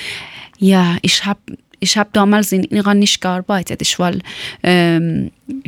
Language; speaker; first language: German; non-native, fluent; Persian